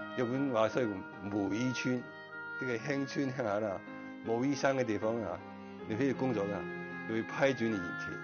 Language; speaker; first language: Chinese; non-native, local second language; Cantonese